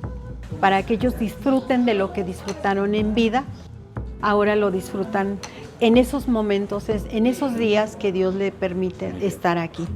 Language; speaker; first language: Spanish; native; Spanish